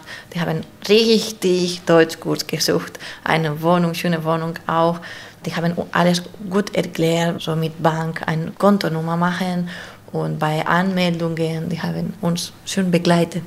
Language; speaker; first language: German; non-native, learner; Spanish